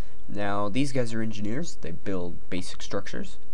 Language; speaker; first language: English; native; English